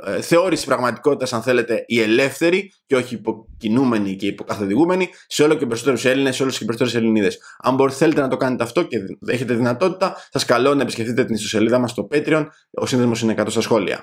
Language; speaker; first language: Greek; native; Greek